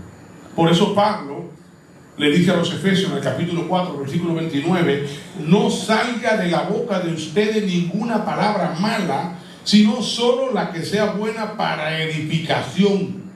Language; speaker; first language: Spanish; native; Spanish